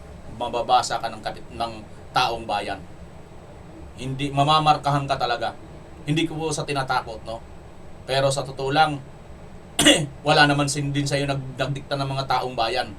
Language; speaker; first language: Filipino; native; Filipino